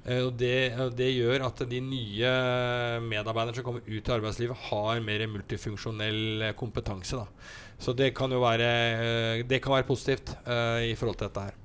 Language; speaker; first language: Norwegian; native; Norwegian